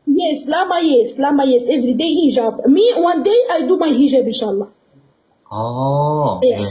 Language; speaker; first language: English; non-native, learner; Arabic